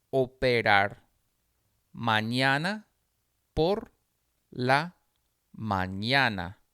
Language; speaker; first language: Spanish; non-native, fluent; English